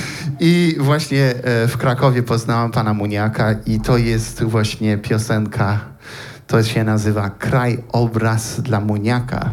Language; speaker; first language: Polish; early bilingual, heritage; Polish